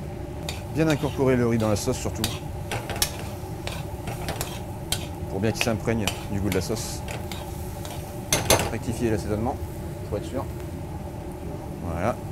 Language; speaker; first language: French; native; French